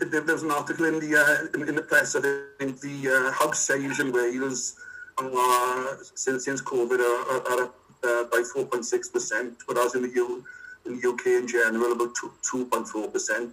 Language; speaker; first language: English; native; English